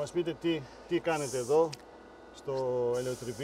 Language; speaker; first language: Greek; native; Greek